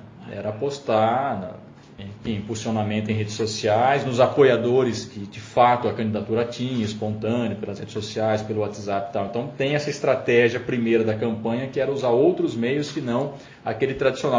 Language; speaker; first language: Portuguese; native; Portuguese